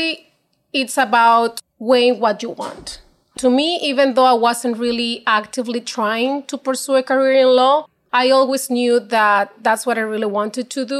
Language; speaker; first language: English; non-native, fluent; Spanish